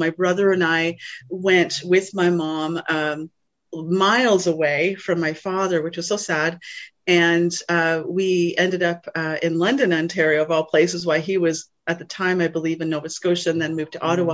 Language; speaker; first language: English; native; English